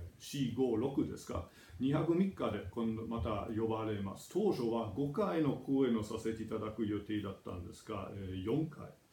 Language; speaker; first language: Japanese; non-native, fluent; German